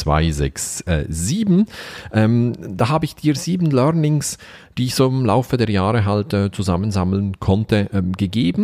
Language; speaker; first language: German; native; German